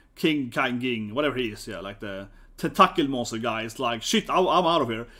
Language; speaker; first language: English; non-native, fluent; Swedish